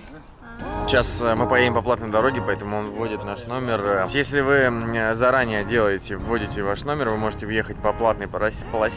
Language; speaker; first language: Russian; native; Russian